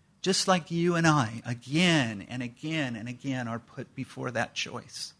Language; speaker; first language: English; native; English